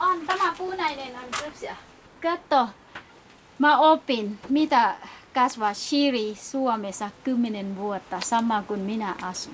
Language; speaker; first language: Finnish; non-native, learner; Thai